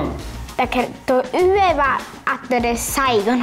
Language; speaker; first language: Japanese; early bilingual, heritage; Swedish